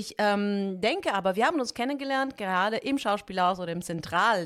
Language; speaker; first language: German; non-native, fluent; Italian